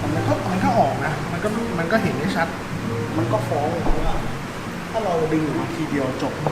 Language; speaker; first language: Thai; native; Thai